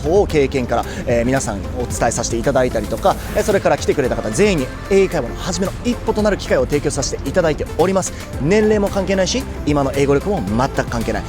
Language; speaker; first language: Japanese; native; Japanese